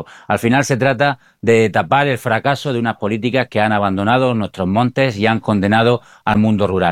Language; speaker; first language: Spanish; native; Spanish